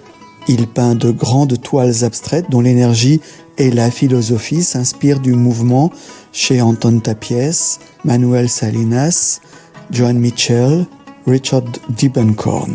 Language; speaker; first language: French; native; French